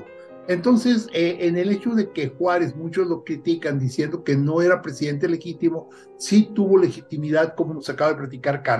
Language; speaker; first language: Spanish; native; Spanish